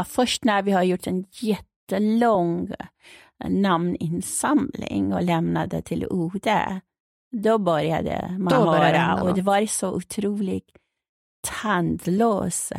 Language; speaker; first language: Swedish; non-native, fluent; Persian